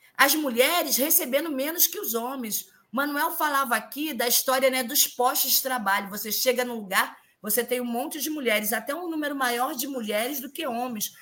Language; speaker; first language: Portuguese; native; Portuguese